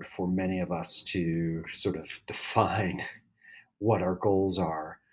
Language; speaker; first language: English; native; English